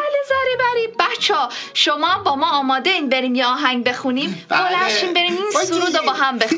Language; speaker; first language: Persian; native; Persian